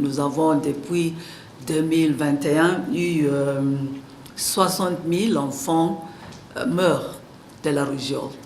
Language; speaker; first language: French; non-native, fluent; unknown